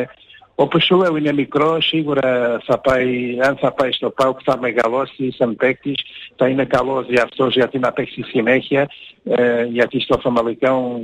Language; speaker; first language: Greek; non-native, learner; Portuguese